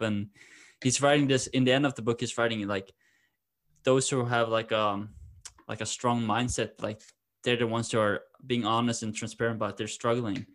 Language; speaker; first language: English; non-native, fluent; Norwegian